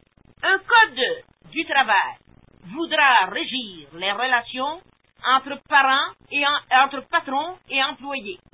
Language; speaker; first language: French; native; French